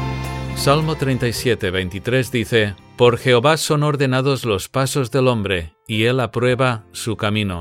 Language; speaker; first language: Spanish; native; Spanish